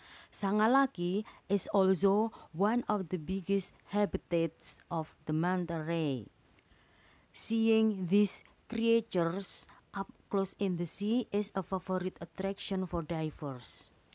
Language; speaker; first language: English; non-native, fluent; Indonesian